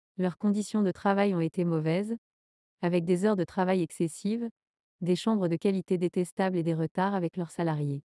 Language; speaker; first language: French; non-native, learner; Spanish